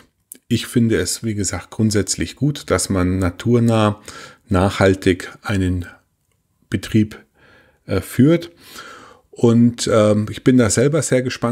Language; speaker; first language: German; native; German